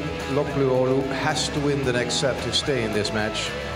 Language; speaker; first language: English; non-native, fluent; Dutch